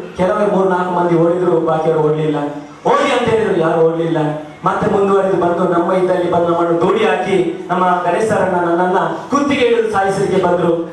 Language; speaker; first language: Kannada; native; Kannada